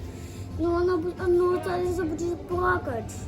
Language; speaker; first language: Russian; early bilingual, heritage; Russian